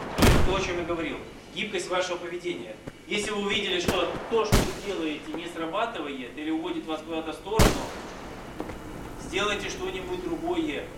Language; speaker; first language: Russian; native; Russian